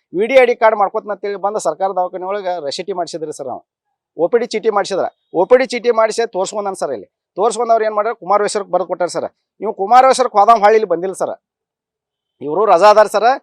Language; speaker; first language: Kannada; native; Kannada